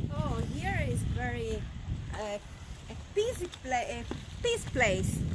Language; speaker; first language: English; non-native, learner; Italian